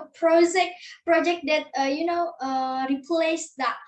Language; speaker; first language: English; non-native, learner; Indonesian